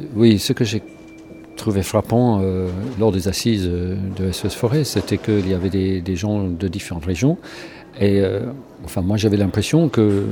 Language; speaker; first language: French; native; French